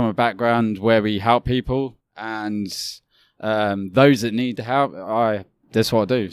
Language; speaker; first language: English; native; English